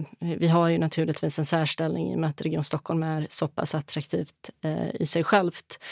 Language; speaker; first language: Swedish; early bilingual, other home language; Bosnian